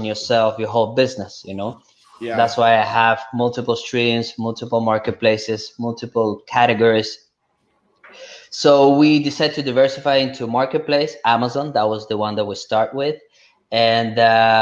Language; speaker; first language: English; non-native, fluent; Russian